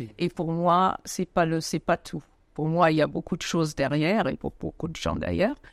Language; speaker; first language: French; non-native, fluent; German